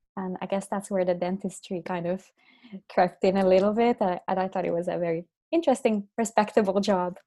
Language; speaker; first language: English; non-native, fluent; Finnish